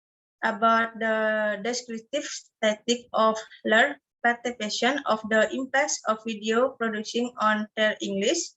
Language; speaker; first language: English; non-native, learner; Indonesian